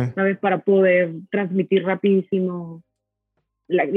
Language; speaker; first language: Spanish; native; Spanish